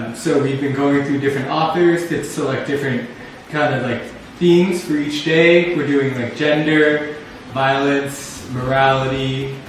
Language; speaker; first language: English; native; English